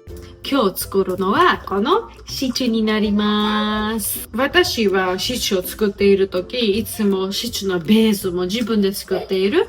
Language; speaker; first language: Japanese; non-native, fluent; Georgian